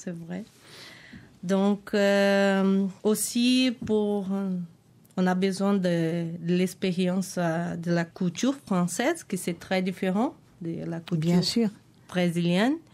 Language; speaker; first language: French; non-native, learner; Portuguese